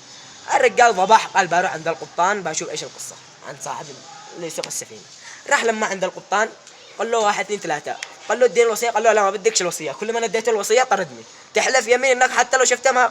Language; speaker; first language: Arabic; native; Arabic